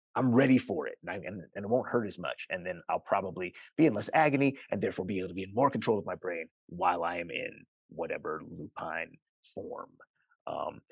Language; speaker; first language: English; native; English